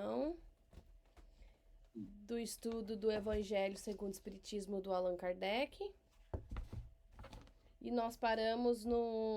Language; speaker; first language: Portuguese; native; Portuguese